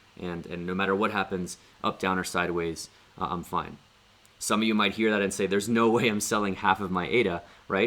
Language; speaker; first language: English; native; English